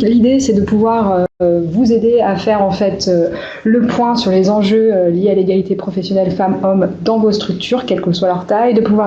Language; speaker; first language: French; native; French